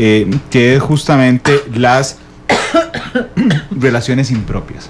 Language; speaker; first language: Spanish; native; Spanish